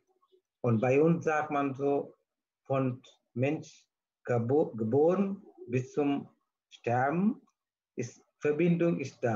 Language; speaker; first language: German; non-native, learner; Tamil